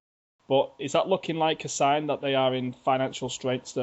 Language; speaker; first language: English; native; English